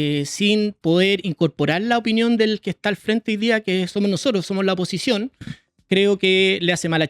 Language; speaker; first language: Spanish; native; Spanish